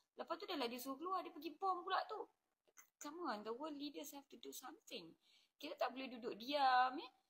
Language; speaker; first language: Malay; native; Malay